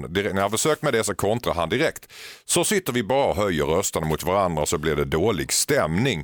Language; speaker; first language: Swedish; native; Swedish